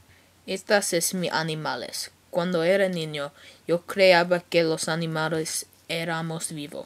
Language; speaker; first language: Spanish; non-native, learner; English